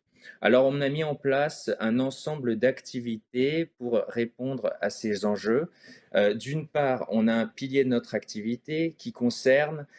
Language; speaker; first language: French; native; French